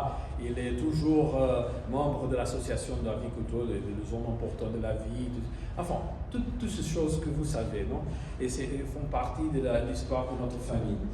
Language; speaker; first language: French; non-native, learner; Spanish